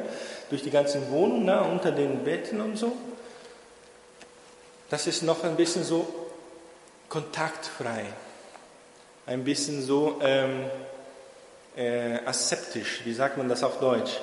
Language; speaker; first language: German; non-native, fluent; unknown